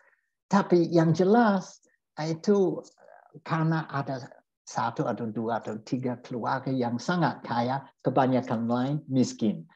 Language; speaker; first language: Indonesian; non-native, fluent; English